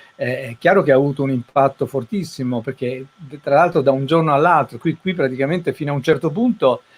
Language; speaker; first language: Italian; native; Italian